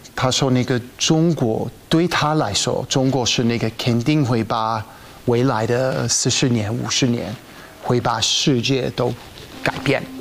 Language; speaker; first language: Chinese; non-native, fluent; English